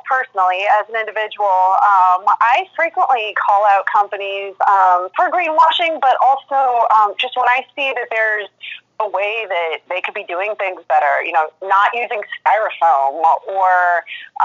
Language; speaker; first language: English; native; English